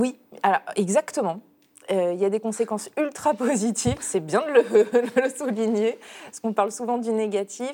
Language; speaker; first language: French; native; French